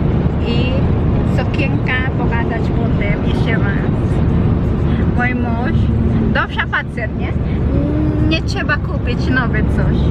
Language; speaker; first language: Polish; non-native, learner; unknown